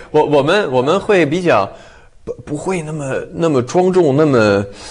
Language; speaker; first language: Chinese; non-native, fluent; French